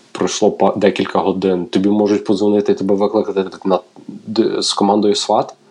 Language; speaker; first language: Ukrainian; native; Ukrainian